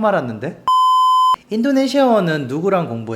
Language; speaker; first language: Korean; native; Korean